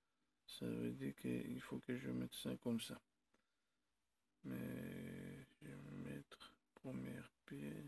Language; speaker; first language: French; non-native, learner; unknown